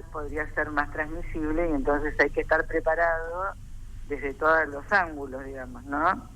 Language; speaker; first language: Spanish; native; Spanish